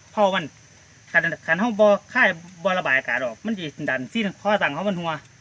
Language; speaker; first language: Thai; non-native, local second language; Northeastern Thai